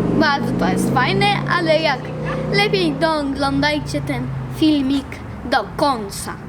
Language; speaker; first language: Polish; early bilingual, other home language; Russian